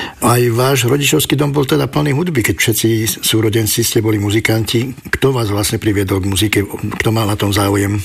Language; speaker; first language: Slovak; native; Slovak